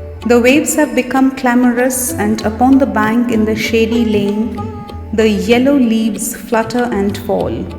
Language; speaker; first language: English; non-native, local second language; Bangla